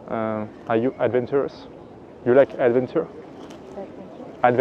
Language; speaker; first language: English; non-native, fluent; French